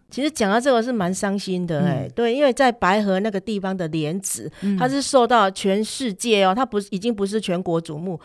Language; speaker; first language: Chinese; native; Chinese